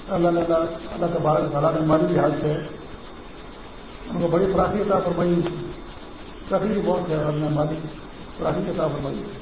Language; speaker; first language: Urdu; non-native, local second language; Pashto